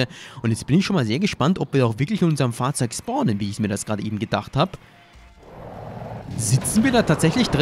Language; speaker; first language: German; native; German